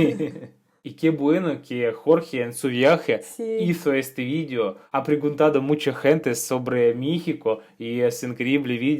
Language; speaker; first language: Spanish; non-native, fluent; Russian